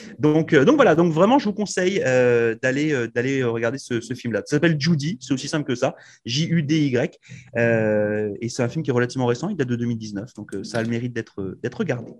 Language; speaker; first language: French; native; French